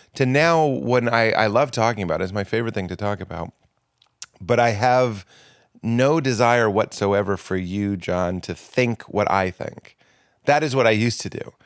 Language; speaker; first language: English; native; English